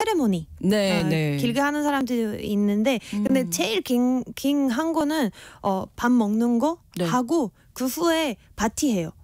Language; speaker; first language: Korean; non-native, fluent; Spanish